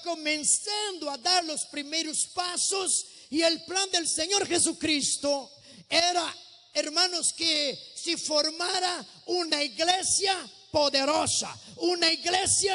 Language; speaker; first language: Spanish; non-native, fluent; Portuguese